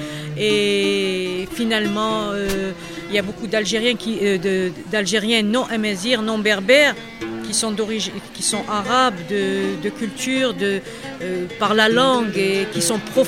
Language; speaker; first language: French; non-native, local second language; Kabyle